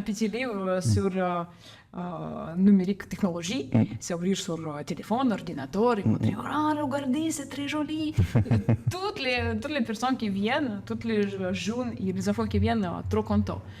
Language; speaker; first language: French; non-native, learner; Ukrainian